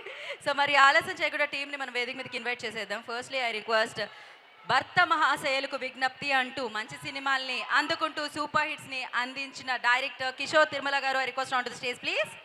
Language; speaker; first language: Telugu; native; Telugu